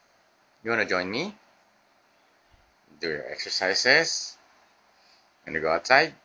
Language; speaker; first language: English; non-native, local second language; Filipino